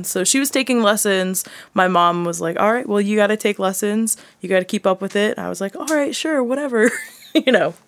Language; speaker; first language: English; native; English